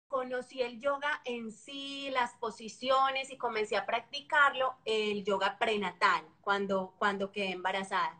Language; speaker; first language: Spanish; native; Spanish